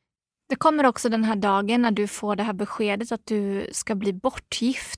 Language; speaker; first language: Swedish; native; Swedish